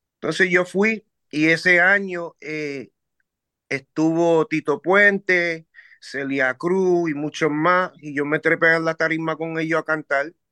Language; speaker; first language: Spanish; early bilingual, heritage; Spanish